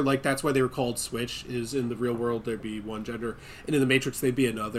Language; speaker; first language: English; native; English